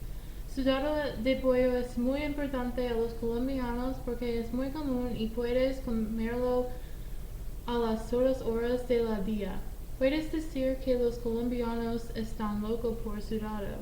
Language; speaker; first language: Spanish; non-native, learner; English